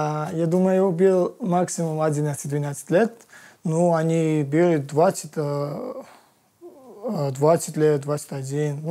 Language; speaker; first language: Russian; non-native, learner; Georgian